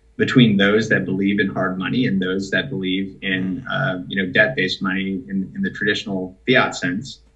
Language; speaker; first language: English; native; English